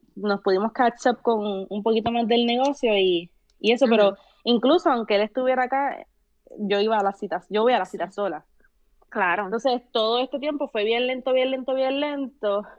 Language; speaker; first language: Spanish; native; Spanish